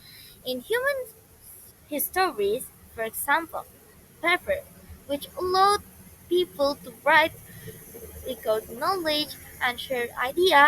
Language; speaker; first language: English; non-native, learner; Indonesian